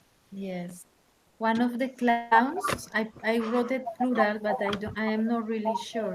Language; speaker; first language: English; non-native, learner; Spanish